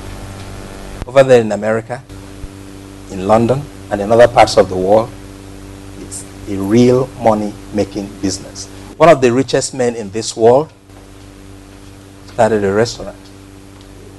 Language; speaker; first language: English; non-native, local second language; Ibibio